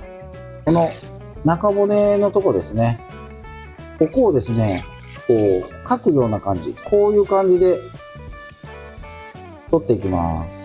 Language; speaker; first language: Japanese; native; Japanese